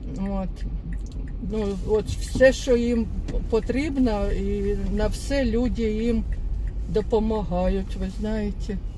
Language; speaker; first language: Ukrainian; non-native, local second language; Russian